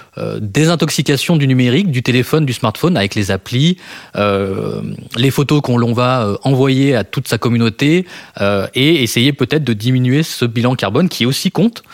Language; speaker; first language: French; native; French